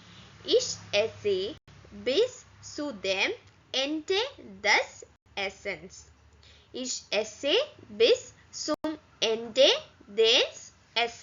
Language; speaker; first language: German; non-native, learner; Malayalam